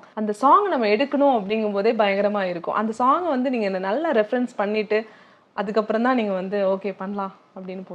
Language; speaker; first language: Tamil; native; Tamil